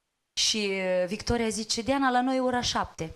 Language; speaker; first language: Romanian; native; Romanian